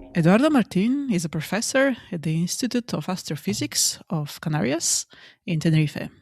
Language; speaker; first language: English; non-native, fluent; Slovenian